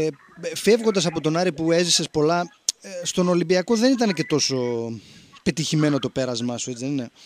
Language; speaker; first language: Greek; native; Greek